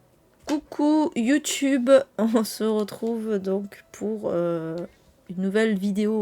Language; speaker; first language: French; native; French